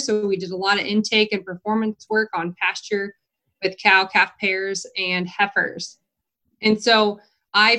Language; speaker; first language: English; native; English